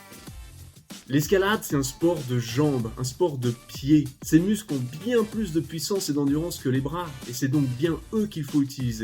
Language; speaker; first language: French; native; French